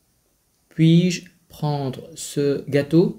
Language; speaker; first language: French; non-native, fluent; Vietnamese